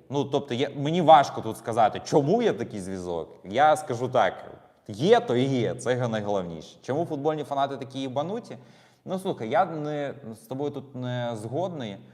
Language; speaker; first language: Ukrainian; non-native, local second language; Russian